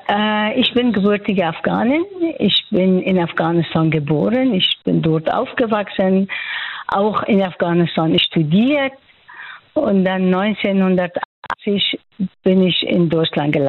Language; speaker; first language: German; non-native, fluent; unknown